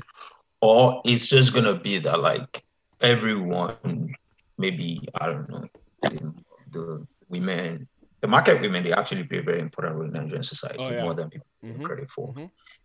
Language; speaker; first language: English; non-native, local second language; Yoruba